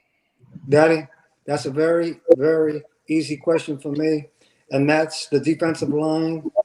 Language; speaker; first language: English; native; English